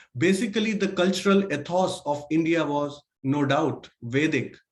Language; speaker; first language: English; non-native, local second language; Hindi